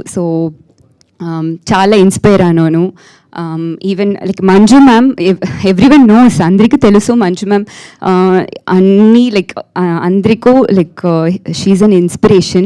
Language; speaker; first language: Telugu; non-native, learner; Tamil